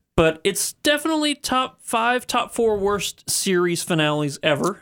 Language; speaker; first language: English; native; English